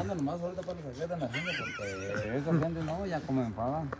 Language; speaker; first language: Spanish; native; Spanish